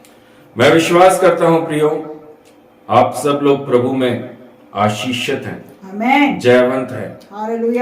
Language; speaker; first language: Hindi; native; Hindi